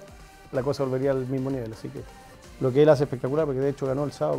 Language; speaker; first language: Spanish; native; Spanish